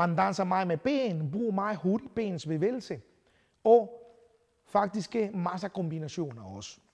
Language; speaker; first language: Danish; non-native, fluent; Spanish